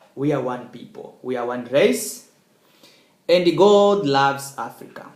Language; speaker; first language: English; non-native, fluent; Portuguese